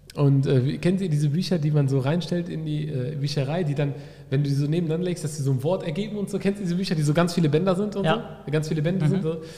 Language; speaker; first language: German; early bilingual, other home language; Arabic